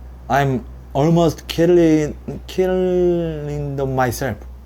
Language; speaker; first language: English; non-native, learner; Korean